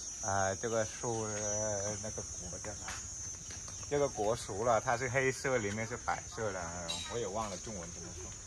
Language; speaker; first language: Chinese; non-native, fluent; Vietnamese